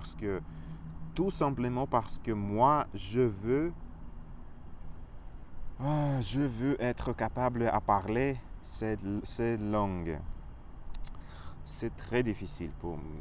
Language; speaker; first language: French; non-native, learner; Russian